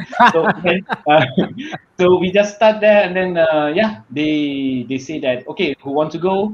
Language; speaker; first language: English; non-native, learner; Malay